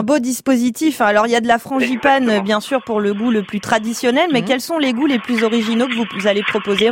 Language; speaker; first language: French; native; French